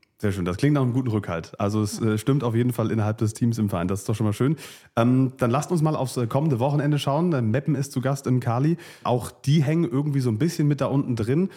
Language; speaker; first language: German; native; German